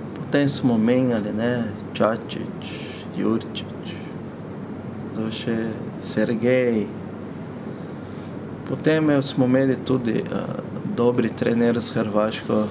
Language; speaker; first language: Slovenian; non-native, fluent; Portuguese